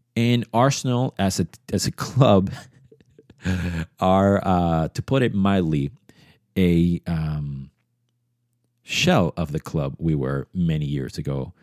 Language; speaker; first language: English; early bilingual, other home language; Spanish